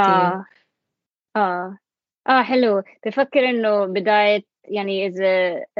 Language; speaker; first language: Arabic; non-native, learner; English